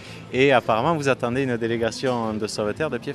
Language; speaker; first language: French; native; French